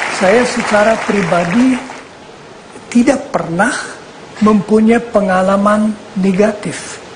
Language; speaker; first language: Indonesian; non-native, fluent; German